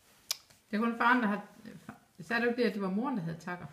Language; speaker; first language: Danish; native; Danish